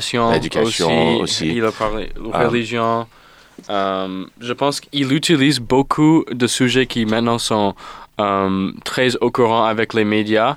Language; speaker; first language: French; non-native, fluent; English